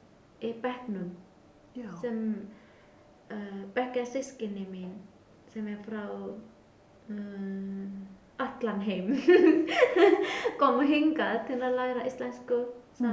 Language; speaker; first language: Icelandic; non-native, learner; Vietnamese